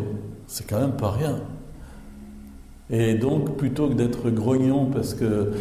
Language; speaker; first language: French; native; French